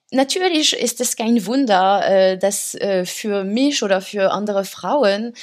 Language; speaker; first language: German; non-native, fluent; French